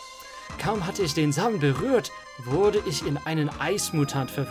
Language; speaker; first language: German; non-native, learner; English